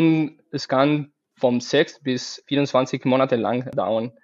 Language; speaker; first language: German; non-native, learner; Spanish